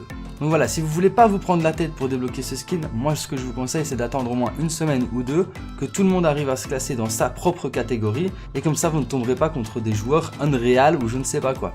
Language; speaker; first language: French; native; French